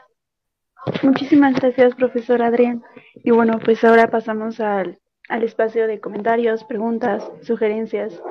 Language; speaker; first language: Spanish; native; Spanish